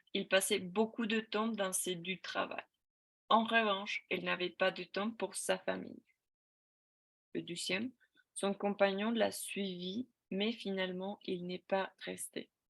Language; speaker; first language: French; non-native, fluent; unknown